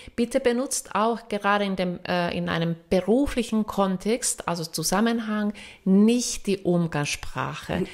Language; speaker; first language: German; non-native, fluent; Finnish